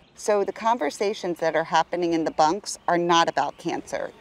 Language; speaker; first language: English; native; English